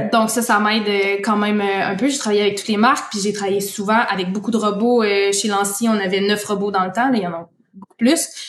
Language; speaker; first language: French; native; French